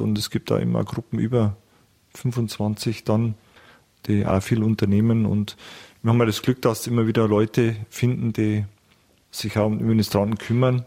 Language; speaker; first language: German; native; German